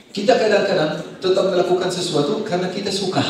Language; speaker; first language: Indonesian; non-native, fluent; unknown